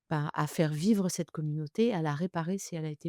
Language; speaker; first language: French; native; French